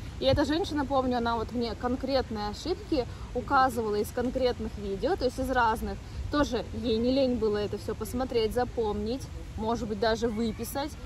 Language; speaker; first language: Russian; native; Russian